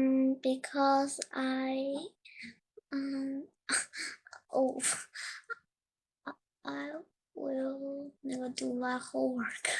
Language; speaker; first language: English; non-native, learner; Chinese